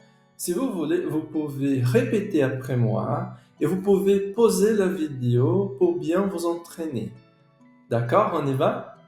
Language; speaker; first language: French; non-native, fluent; Portuguese